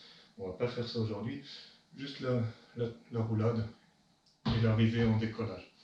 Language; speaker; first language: French; native; French